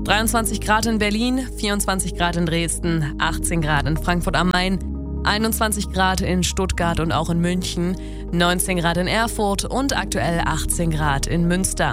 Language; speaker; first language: German; native; German